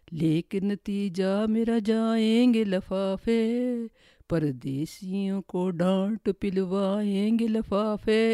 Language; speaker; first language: Urdu; native; Urdu